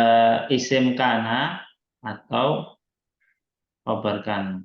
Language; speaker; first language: Arabic; non-native, fluent; Indonesian